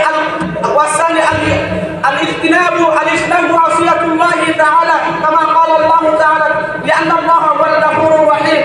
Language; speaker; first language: Arabic; non-native, learner; Bangla